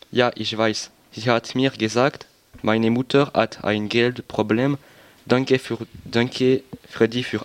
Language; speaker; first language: German; non-native, learner; French